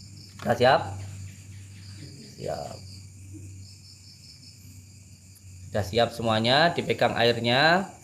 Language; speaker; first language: Indonesian; non-native, local second language; Javanese